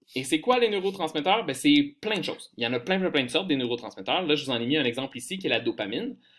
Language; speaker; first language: French; native; French